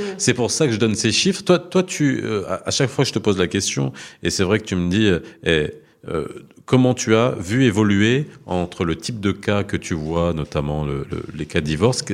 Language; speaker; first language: French; early bilingual, other home language; Arabic